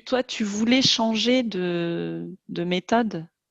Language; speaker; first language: French; native; French